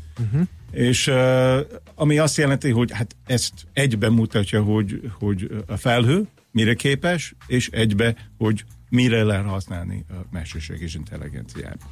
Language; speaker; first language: Hungarian; non-native, fluent; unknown